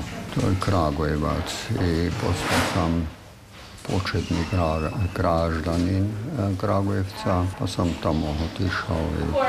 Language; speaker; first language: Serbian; non-native, fluent; German